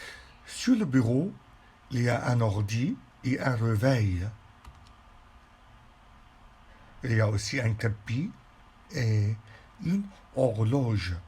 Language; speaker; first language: French; non-native, fluent; Arabic